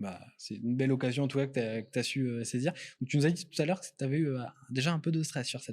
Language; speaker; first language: French; native; French